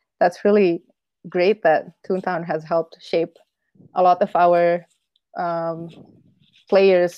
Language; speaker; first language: English; non-native, fluent; Indonesian